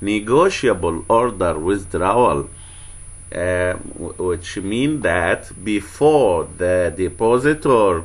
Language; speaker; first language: English; non-native, fluent; Arabic